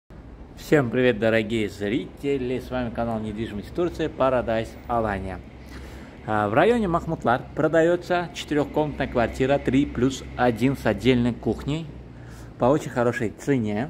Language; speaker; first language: Russian; non-native, fluent; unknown